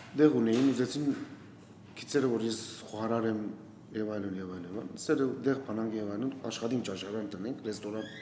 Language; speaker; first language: Armenian; native; Armenian